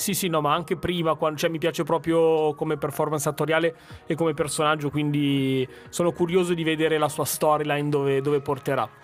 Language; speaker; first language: Italian; native; Italian